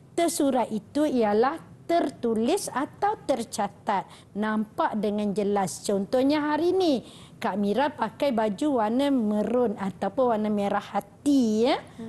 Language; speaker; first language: Malay; native; Malay